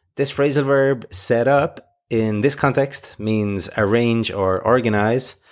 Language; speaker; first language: English; native; English